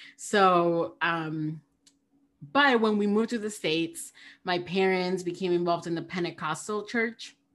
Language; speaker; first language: English; early bilingual, other home language; Spanish